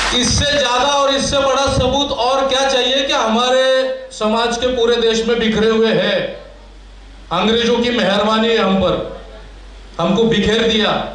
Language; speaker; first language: Hindi; non-native, local second language; Marathi